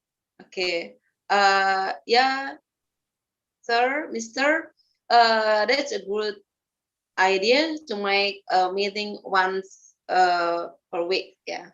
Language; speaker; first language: English; non-native, fluent; Indonesian